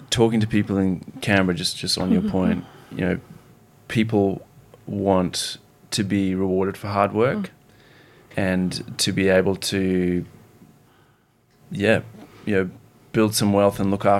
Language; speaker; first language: English; native; English